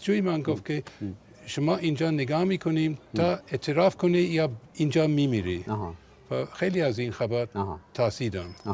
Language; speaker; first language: Persian; non-native, fluent; English